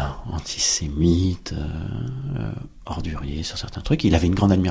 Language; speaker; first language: French; native; French